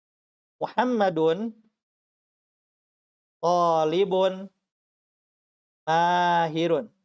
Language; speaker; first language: Arabic; non-native, fluent; Indonesian